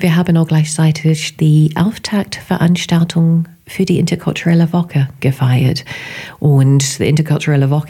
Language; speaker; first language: German; non-native, fluent; English